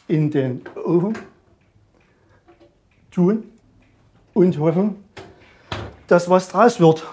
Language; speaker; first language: German; native; German